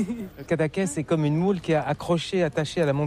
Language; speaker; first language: French; native; French